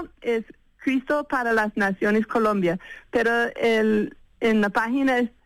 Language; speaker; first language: Spanish; non-native, fluent; English